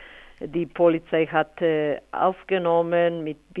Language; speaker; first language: German; non-native, fluent; Spanish